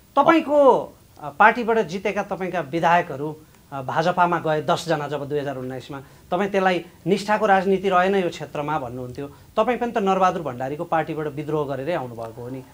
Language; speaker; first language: Nepali; native; Nepali